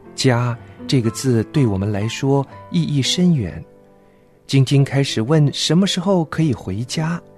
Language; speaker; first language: Chinese; non-native, local second language; Cantonese